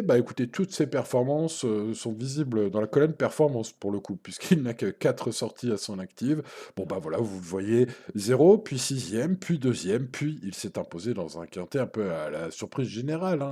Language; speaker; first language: French; native; French